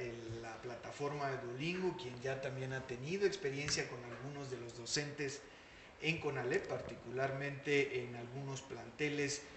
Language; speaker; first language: Spanish; native; Spanish